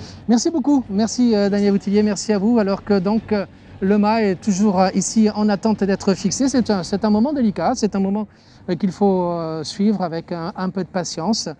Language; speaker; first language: French; native; French